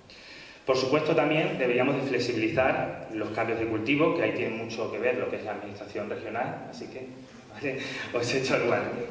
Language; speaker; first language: Spanish; native; Spanish